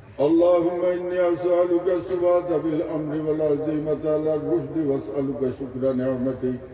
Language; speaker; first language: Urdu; non-native, local second language; Bangla